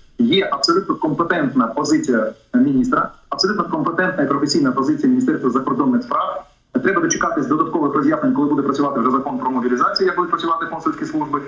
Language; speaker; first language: Ukrainian; native; Ukrainian